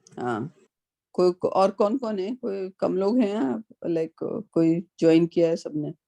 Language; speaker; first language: Urdu; native; Urdu